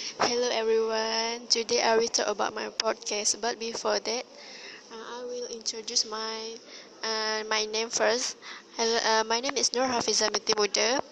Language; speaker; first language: English; non-native, learner; Malay